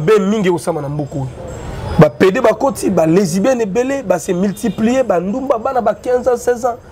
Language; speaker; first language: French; non-native, local second language; Lingala